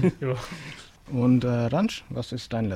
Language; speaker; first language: German; non-native, learner; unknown